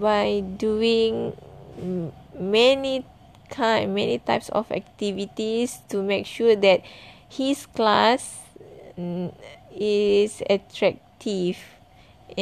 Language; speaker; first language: English; non-native, learner; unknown